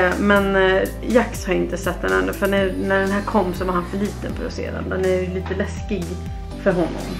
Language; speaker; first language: Swedish; native; Swedish